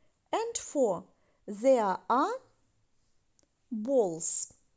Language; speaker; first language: English; non-native, fluent; Ukrainian